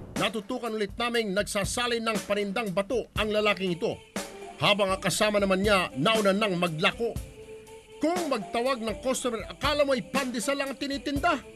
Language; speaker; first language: Filipino; native; Filipino